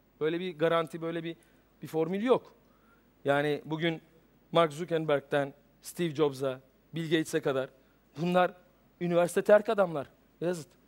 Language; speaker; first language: Turkish; native; Turkish